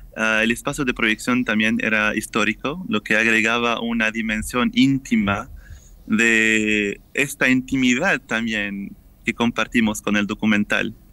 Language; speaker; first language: Spanish; non-native, fluent; French